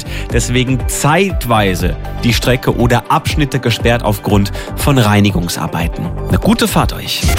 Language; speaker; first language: German; native; German